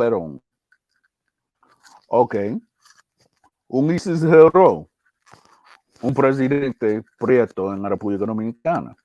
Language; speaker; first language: Spanish; early bilingual, heritage; English